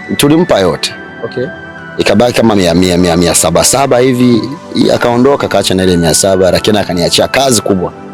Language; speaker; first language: Swahili; non-native, local second language; Rundi